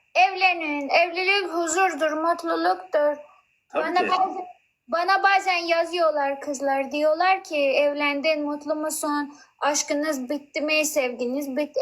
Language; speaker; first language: Turkish; early bilingual, heritage; Turkish